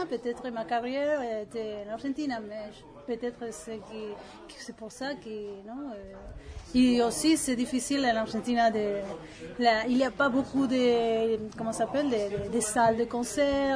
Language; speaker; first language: French; non-native, learner; Spanish